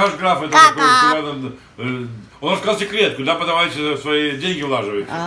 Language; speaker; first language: Russian; native; Russian